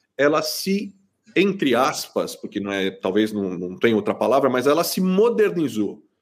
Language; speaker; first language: Portuguese; native; Portuguese